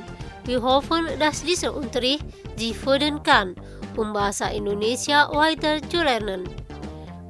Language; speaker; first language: German; non-native, learner; Indonesian